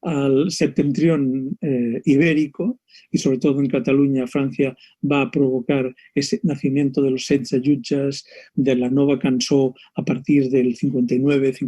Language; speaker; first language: Spanish; native; Spanish